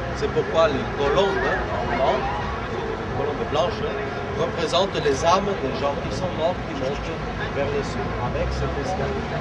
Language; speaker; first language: French; non-native, fluent; Spanish